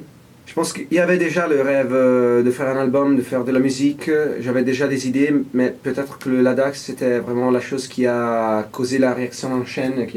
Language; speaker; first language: French; non-native, fluent; Italian